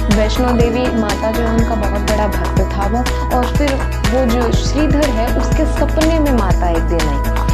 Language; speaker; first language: Hindi; native; Hindi